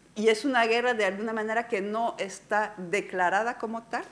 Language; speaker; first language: Spanish; non-native, fluent; French